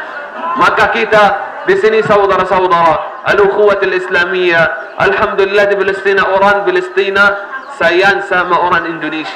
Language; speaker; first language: Indonesian; non-native, learner; Arabic